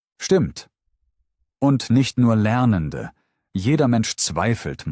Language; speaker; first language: German; native; German